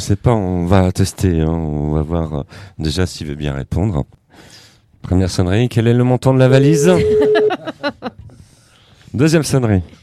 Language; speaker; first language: French; native; French